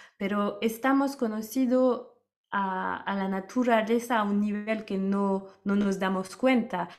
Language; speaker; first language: Spanish; non-native, fluent; French